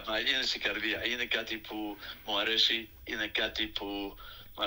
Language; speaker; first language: Greek; early bilingual, heritage; Greek